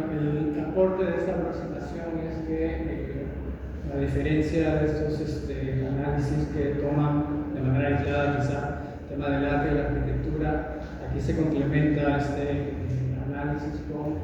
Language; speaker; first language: Spanish; native; Spanish